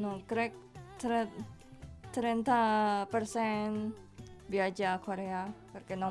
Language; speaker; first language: Catalan; non-native, learner; Indonesian